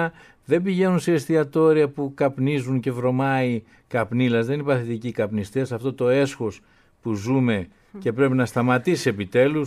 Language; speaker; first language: Greek; native; Greek